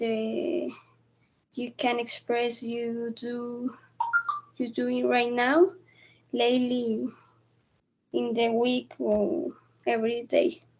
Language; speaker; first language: English; non-native, learner; Spanish